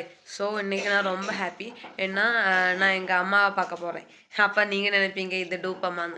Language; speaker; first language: Tamil; non-native, local second language; Malayalam